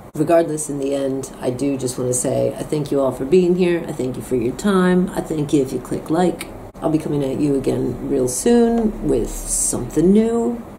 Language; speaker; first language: English; native; English